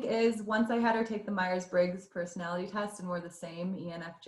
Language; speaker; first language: English; native; English